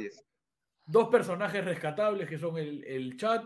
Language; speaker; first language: Spanish; native; Spanish